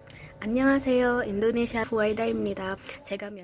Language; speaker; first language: Korean; non-native, learner; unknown